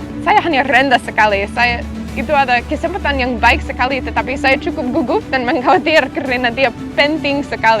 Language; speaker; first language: Indonesian; non-native, fluent; English